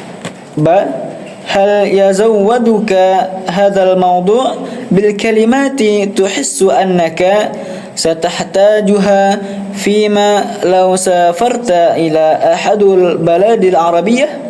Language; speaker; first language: Arabic; non-native, learner; Indonesian